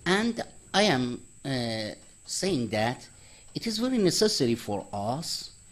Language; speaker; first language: English; non-native, fluent; Persian